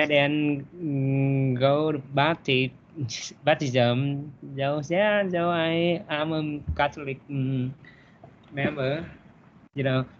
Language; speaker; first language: English; non-native, learner; Vietnamese